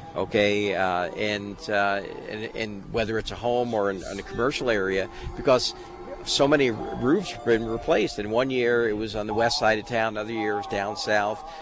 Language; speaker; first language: English; native; English